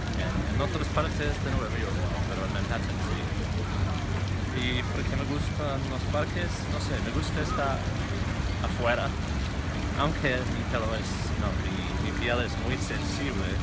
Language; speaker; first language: Spanish; non-native, fluent; English